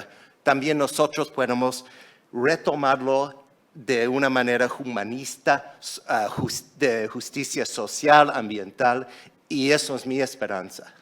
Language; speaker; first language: Spanish; non-native, fluent; English